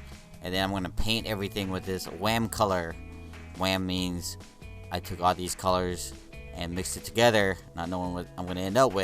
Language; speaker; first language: English; native; English